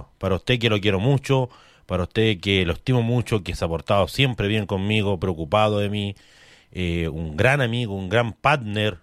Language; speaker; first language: Spanish; native; Spanish